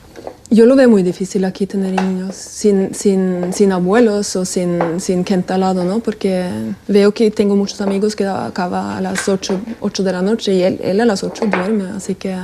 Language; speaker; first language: Spanish; non-native, fluent; Norwegian